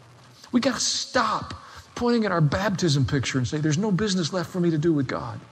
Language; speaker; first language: English; native; English